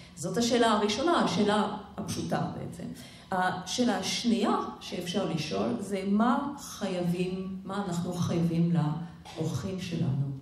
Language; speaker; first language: Hebrew; non-native, fluent; French